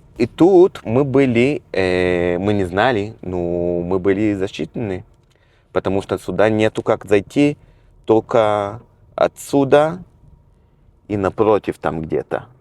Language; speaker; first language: Russian; early bilingual, heritage; Russian